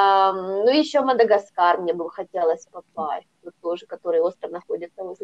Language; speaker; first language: Russian; native; Russian